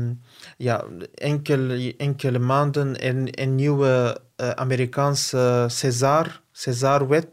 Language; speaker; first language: Dutch; non-native, fluent; Arabic